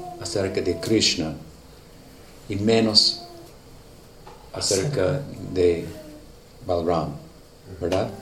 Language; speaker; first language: Spanish; non-native, learner; English